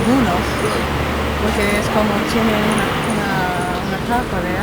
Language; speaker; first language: Spanish; non-native, fluent; English